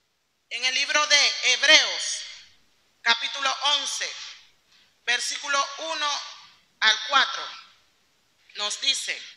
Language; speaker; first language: Spanish; native; Spanish